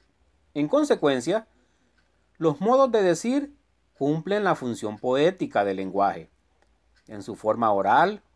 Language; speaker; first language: Spanish; native; Spanish